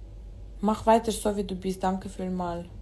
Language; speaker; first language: German; early bilingual, other home language; Russian